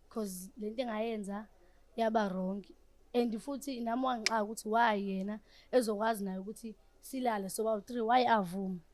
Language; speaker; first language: Zulu; native; Zulu